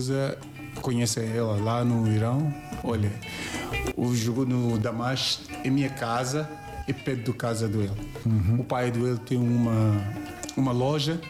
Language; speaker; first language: Portuguese; non-native, learner; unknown